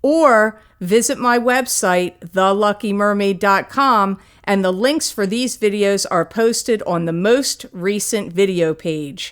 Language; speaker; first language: English; native; English